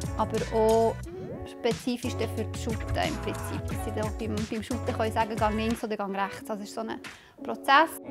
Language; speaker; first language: German; native; German